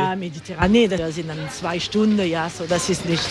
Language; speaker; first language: German; non-native, learner; French